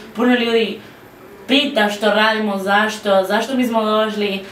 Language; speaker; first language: Croatian; non-native, learner; Spanish